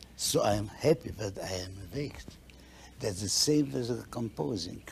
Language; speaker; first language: English; non-native, fluent; Russian